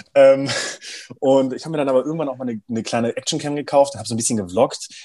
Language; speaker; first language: German; native; German